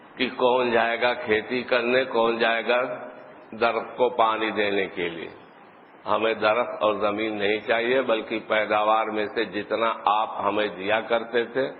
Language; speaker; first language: Urdu; native; Urdu